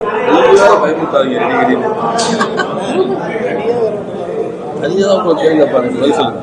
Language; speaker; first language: Tamil; native; Tamil